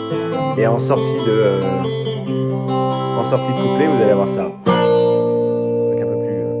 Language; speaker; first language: French; native; French